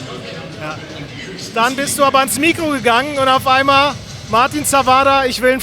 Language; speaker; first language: German; native; German